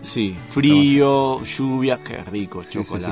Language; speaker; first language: Spanish; native; Spanish